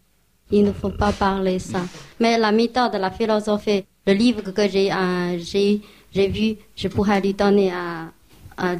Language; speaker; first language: French; non-native, fluent; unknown